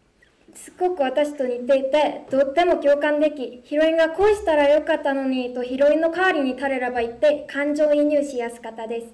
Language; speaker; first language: Japanese; non-native, fluent; Korean